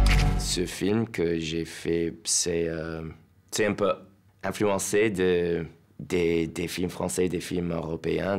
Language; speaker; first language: French; non-native, learner; English